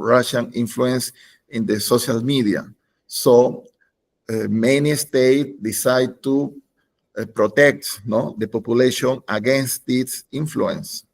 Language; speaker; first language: English; non-native, learner; Spanish